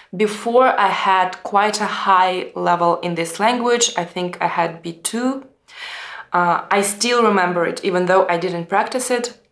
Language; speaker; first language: English; non-native, fluent; Russian